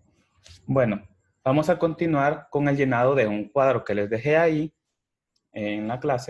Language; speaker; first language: Spanish; native; Spanish